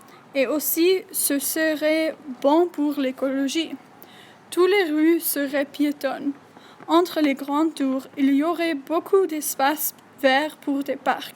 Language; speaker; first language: French; non-native, learner; English